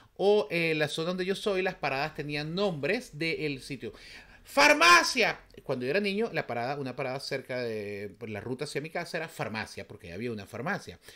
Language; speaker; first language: Spanish; native; Spanish